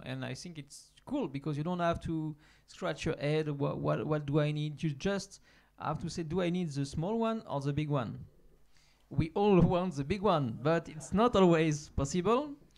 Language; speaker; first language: English; non-native, fluent; French